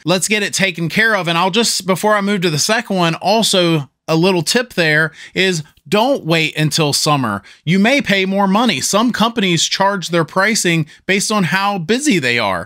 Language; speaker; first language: English; native; English